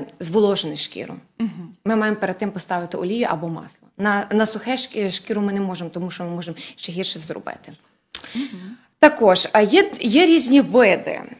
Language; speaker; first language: Ukrainian; native; Ukrainian